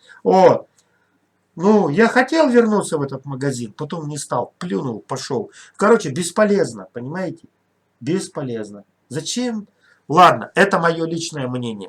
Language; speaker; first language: Russian; native; Russian